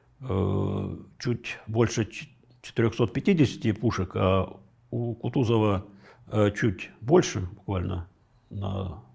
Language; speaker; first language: Russian; native; Russian